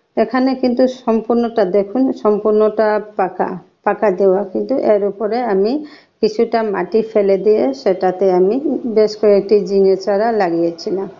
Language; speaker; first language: Bangla; non-native, local second language; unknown